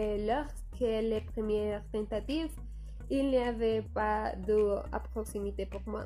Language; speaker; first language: French; non-native, learner; Spanish